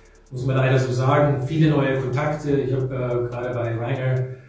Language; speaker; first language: German; native; German